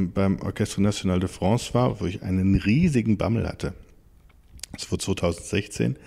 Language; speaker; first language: German; native; German